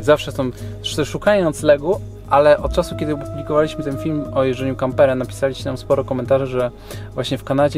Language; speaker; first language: Polish; native; Polish